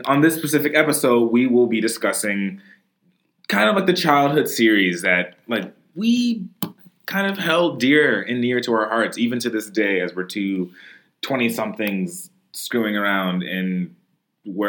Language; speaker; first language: English; native; English